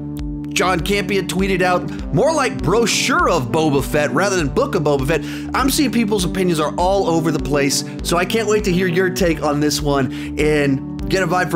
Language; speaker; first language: English; native; English